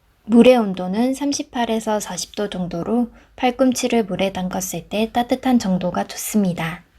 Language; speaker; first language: Korean; native; Korean